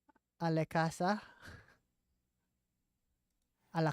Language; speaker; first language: Spanish; non-native, learner; English